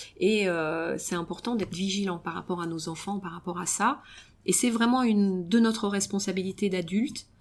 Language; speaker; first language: French; early bilingual, other home language; Romanian